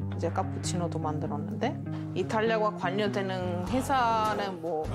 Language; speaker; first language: Korean; non-native, fluent; Italian